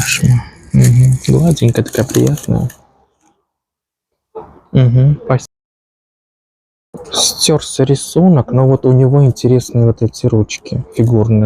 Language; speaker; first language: Russian; native; Russian